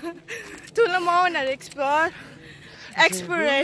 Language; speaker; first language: French; non-native, learner; English